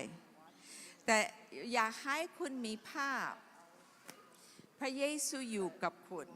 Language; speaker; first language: Thai; non-native, fluent; English